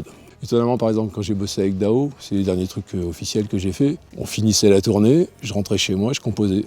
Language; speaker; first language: French; native; French